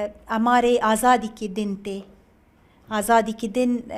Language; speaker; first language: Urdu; non-native, learner; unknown